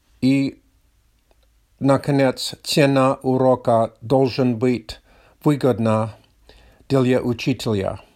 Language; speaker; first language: Russian; non-native, learner; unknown